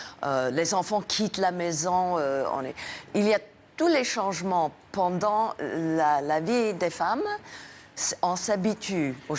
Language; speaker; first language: French; non-native, fluent; English